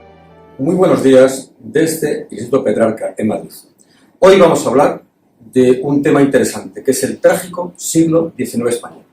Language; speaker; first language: Spanish; native; Spanish